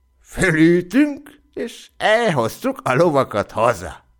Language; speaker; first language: Hungarian; native; Hungarian